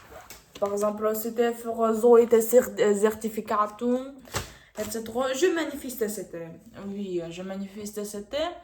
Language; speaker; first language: French; non-native, learner; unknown